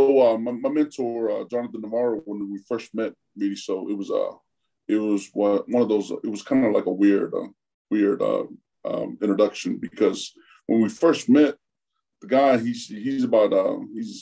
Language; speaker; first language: English; early bilingual, other home language; Tongan